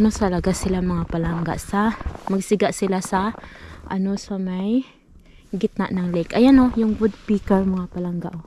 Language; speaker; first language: Filipino; non-native, local second language; Hiligaynon